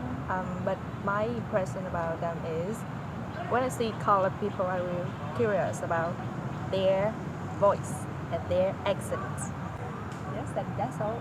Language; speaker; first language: English; non-native, fluent; Vietnamese